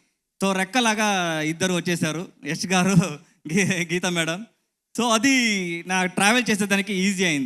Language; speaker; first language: Telugu; non-native, learner; Kannada